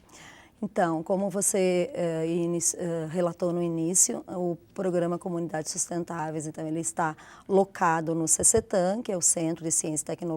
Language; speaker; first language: Portuguese; native; Portuguese